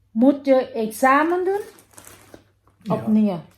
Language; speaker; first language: Dutch; non-native, learner; Thai